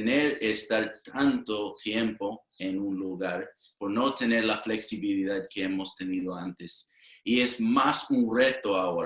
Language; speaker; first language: Spanish; non-native, fluent; English